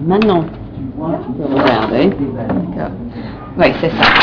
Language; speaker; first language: French; non-native, fluent; English